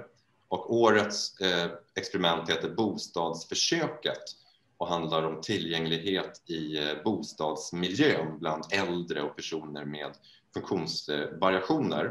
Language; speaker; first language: Swedish; native; Swedish